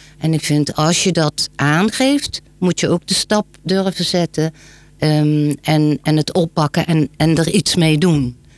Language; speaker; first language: Dutch; native; Dutch